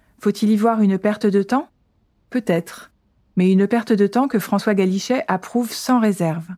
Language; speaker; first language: French; native; French